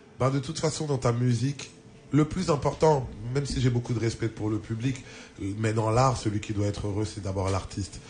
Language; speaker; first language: French; early bilingual, other home language; Lingala